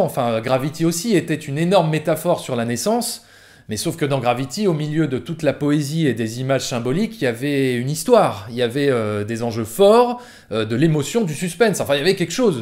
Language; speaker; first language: French; native; French